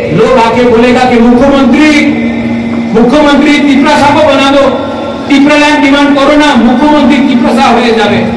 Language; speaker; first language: Hindi; non-native, local second language; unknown